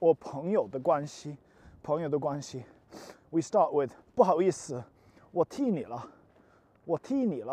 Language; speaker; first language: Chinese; non-native, learner; English